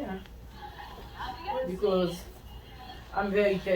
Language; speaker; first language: English; non-native, learner; Haitian Creole